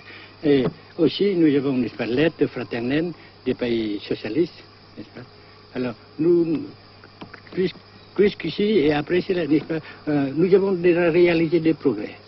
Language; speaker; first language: French; non-native, fluent; Vietnamese